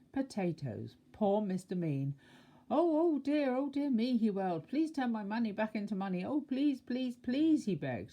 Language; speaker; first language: English; native; English